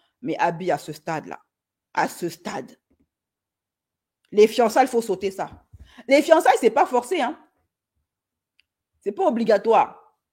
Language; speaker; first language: French; native; French